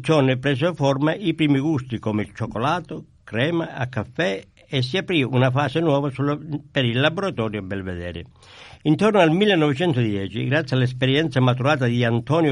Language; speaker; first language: Italian; native; Italian